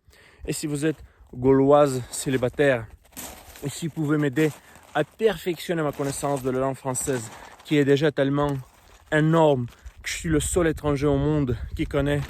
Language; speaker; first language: French; non-native, fluent; Russian